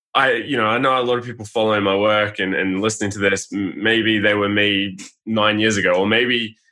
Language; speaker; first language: English; native; English